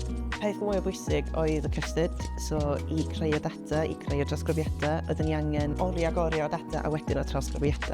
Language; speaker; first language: Welsh; non-native, local second language; English